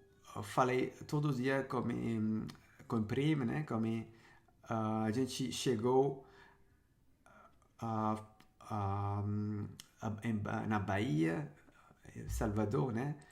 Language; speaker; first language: Portuguese; non-native, fluent; Sinhala